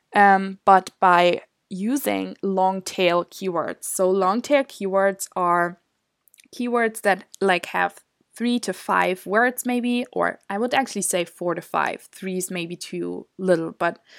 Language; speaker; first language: English; non-native, fluent; German